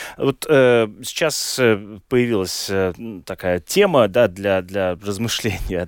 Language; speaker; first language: Russian; native; Russian